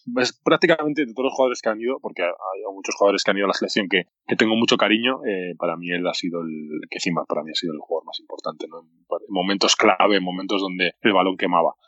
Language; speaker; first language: Spanish; native; Spanish